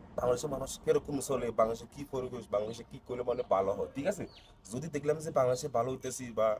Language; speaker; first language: Bangla; non-native, learner; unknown